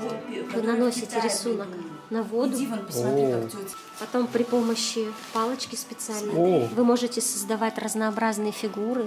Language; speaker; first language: Russian; native; Russian